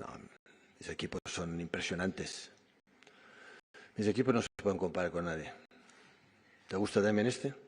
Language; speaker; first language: Spanish; native; Spanish